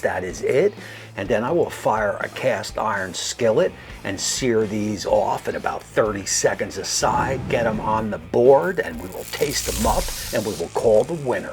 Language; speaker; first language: English; native; English